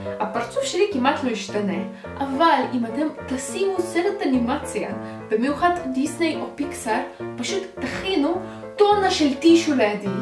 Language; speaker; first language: Hebrew; non-native, fluent; Russian